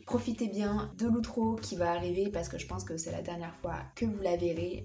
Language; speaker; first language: French; native; French